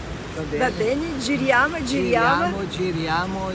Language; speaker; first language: Italian; non-native, learner; Russian